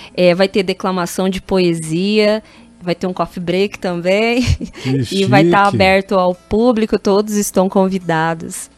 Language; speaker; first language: Portuguese; native; Portuguese